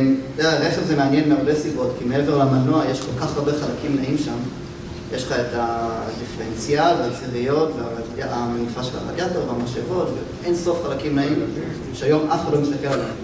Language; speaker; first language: Hebrew; native; Hebrew